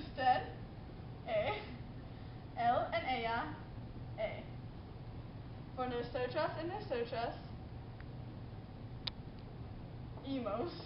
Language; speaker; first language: Spanish; non-native, learner; English